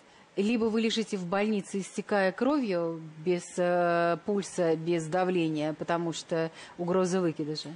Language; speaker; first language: Russian; native; Russian